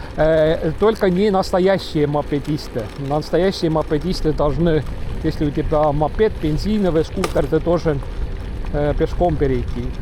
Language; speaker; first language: Russian; non-native, local second language; Estonian